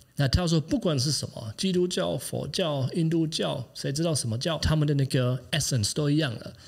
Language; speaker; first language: Chinese; non-native, fluent; German